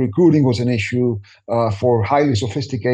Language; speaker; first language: English; non-native, fluent; Spanish